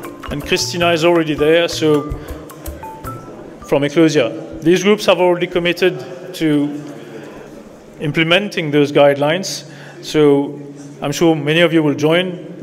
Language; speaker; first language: English; non-native, local second language; Morisyen